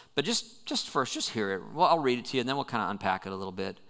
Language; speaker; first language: English; native; English